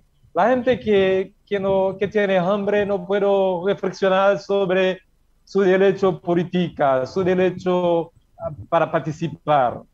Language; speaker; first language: Spanish; non-native, learner; Haitian Creole